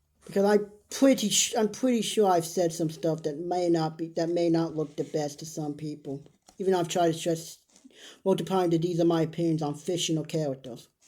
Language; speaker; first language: English; native; English